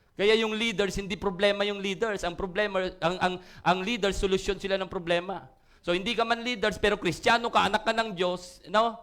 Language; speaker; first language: Filipino; non-native, local second language; Iloko